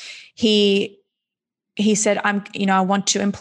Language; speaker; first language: English; native; English